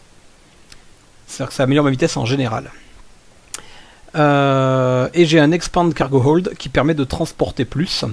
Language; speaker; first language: French; native; French